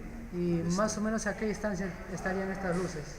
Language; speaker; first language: Spanish; native; Spanish